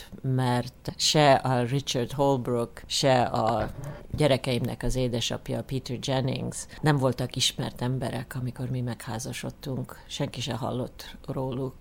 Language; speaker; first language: Hungarian; early bilingual, heritage; Hungarian